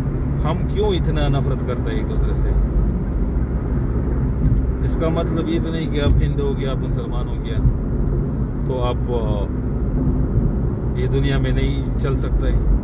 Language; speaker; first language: Hindi; non-native, local second language; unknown